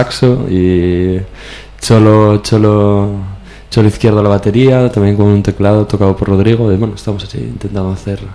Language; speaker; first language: Spanish; native; Spanish